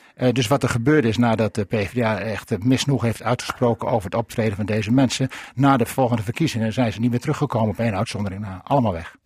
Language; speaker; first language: Dutch; native; Dutch